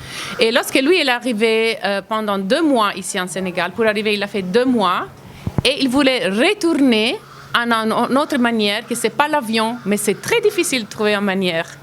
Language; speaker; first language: French; non-native, fluent; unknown